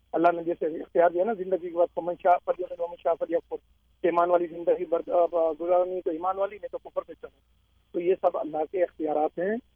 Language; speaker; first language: Urdu; native; Urdu